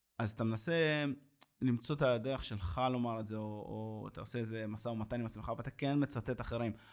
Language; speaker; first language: Hebrew; native; Hebrew